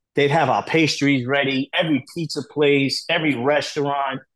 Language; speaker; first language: English; native; English